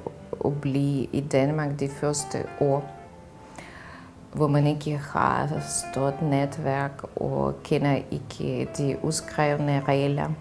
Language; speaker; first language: Danish; non-native, fluent; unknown